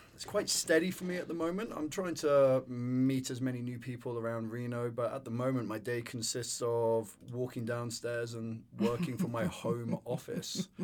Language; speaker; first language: English; native; English